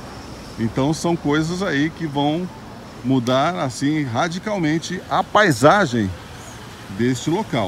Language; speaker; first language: Portuguese; native; Portuguese